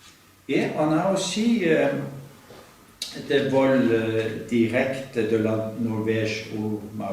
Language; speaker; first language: French; non-native, fluent; Norwegian